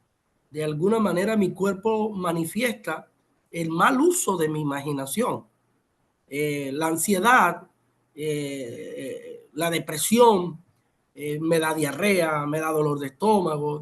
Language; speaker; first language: Spanish; native; Spanish